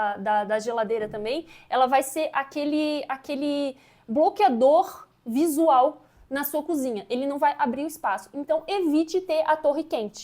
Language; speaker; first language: Portuguese; native; Portuguese